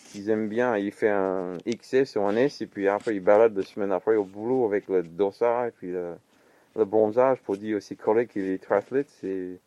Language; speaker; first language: French; non-native, fluent; English